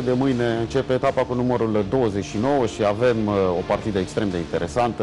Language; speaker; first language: Romanian; native; Romanian